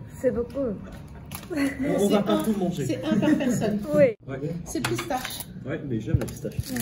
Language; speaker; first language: French; non-native, learner; Korean